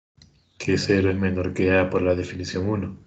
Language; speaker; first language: Spanish; native; Spanish